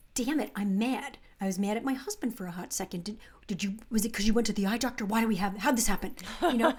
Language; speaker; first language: English; native; English